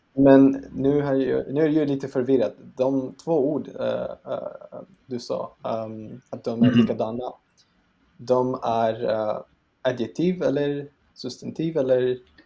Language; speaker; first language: Swedish; non-native, fluent; Spanish